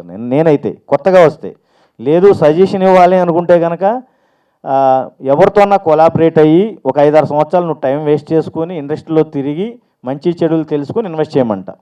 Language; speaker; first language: Telugu; native; Telugu